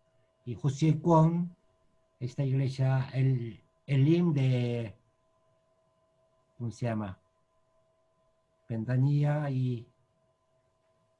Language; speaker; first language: Spanish; non-native, learner; Korean